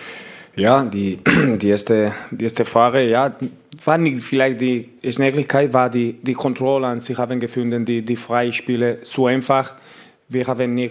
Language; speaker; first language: German; non-native, learner; Spanish